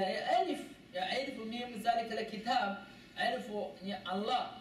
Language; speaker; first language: Arabic; non-native, learner; Chinese